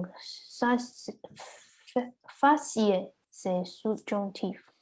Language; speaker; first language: French; non-native, learner; Chinese